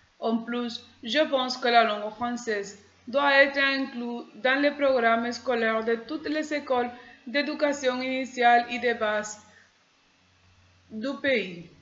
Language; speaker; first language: French; non-native, learner; Spanish